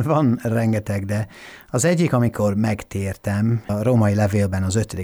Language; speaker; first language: Hungarian; non-native, fluent; English